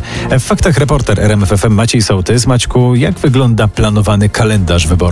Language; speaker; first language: Polish; native; Polish